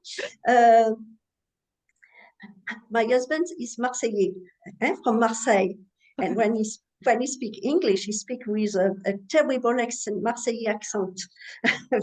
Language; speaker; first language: English; non-native, learner; French